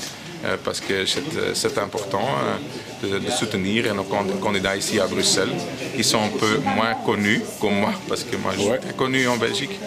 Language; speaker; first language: French; non-native, local second language; Dutch